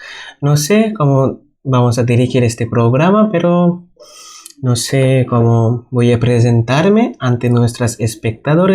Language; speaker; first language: Spanish; non-native, fluent; Bangla